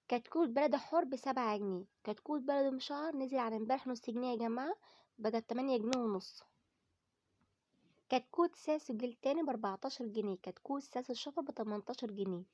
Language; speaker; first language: Arabic; native; Arabic